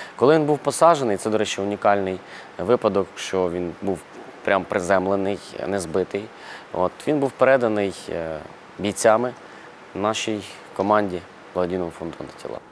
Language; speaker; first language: Ukrainian; non-native, local second language; Russian